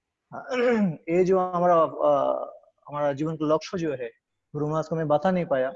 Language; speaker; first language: Hindi; non-native, learner; Bangla